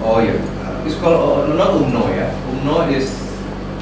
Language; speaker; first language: English; non-native, learner; Indonesian